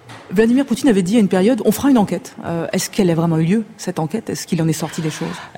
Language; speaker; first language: French; native; French